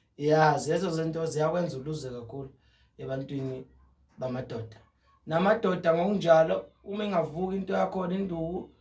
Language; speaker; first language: Zulu; non-native, local second language; Xhosa